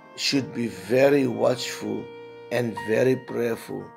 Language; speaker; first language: English; non-native, local second language; Afrikaans